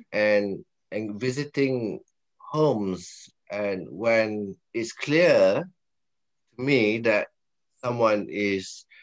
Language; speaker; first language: English; non-native, local second language; Malay